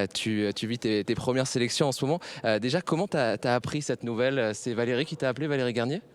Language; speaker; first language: French; native; French